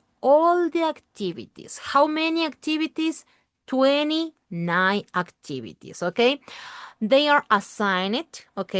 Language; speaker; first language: English; non-native, learner; Spanish